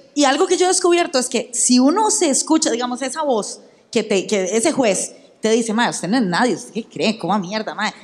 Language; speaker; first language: Spanish; native; Spanish